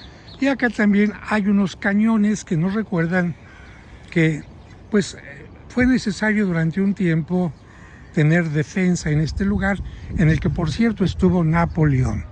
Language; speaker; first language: Spanish; native; Spanish